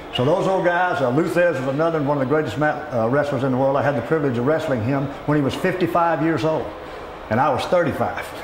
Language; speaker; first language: English; native; English